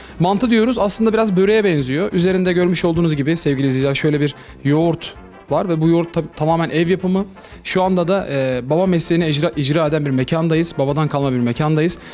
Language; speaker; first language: Turkish; native; Turkish